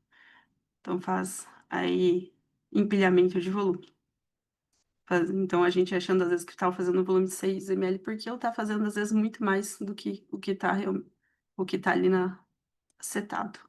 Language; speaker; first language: Portuguese; native; Portuguese